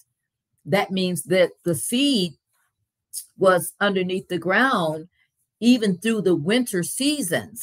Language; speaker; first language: English; native; English